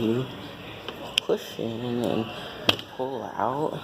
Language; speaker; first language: English; native; English